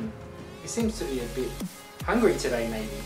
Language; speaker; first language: English; native; English